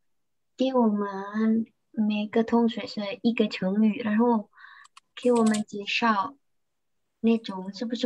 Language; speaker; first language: Chinese; non-native, fluent; Indonesian